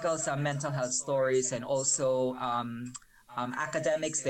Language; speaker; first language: English; non-native, local second language; Filipino